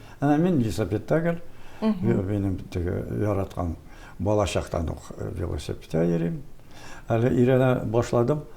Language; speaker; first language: Tatar; early bilingual, heritage; Tatar